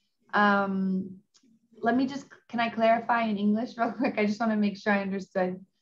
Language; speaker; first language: English; early bilingual, other home language; Spanish